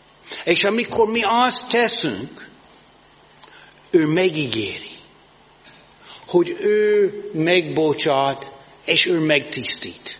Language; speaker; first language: Hungarian; non-native, learner; English